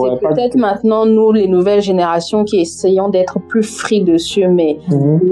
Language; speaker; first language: French; native; French